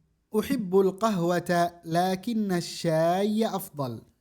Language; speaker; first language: Arabic; non-native, fluent; Indonesian